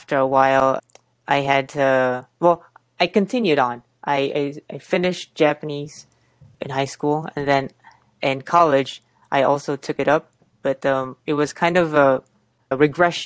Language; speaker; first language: English; non-native, local second language; Cebuano